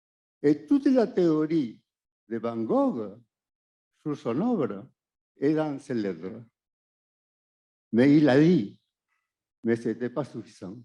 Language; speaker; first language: French; non-native, fluent; Spanish